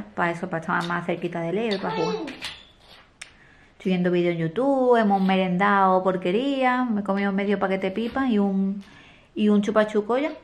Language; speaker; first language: Spanish; native; Spanish